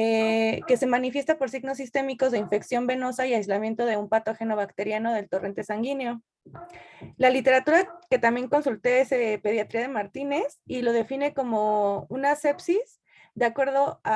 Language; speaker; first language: Spanish; native; Spanish